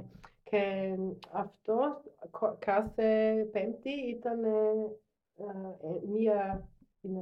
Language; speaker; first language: Greek; non-native, learner; German